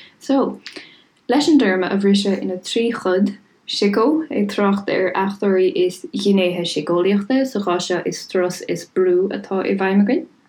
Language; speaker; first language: Irish; native; Irish